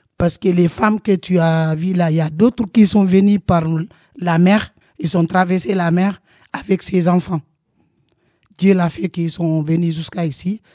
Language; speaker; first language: French; non-native, local second language; Wolof